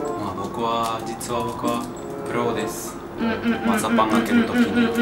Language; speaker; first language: Japanese; non-native, learner; Spanish